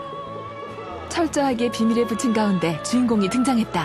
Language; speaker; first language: Korean; native; Korean